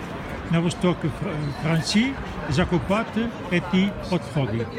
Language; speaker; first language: Russian; non-native, fluent; French